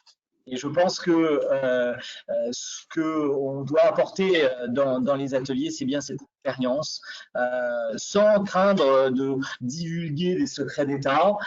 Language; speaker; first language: French; native; French